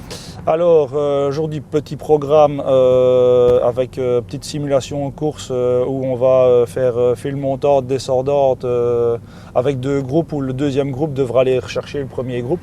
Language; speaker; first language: French; native; French